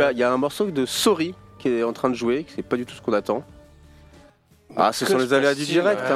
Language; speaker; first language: French; native; French